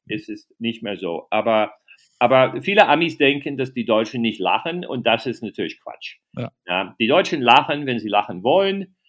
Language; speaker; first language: German; non-native, fluent; English